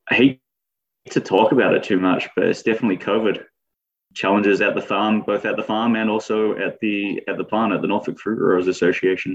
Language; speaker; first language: English; native; English